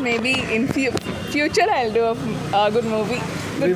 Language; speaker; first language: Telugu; non-native, learner; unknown